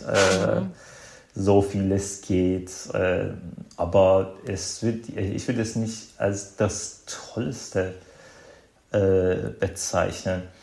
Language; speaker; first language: German; non-native, fluent; Azerbaijani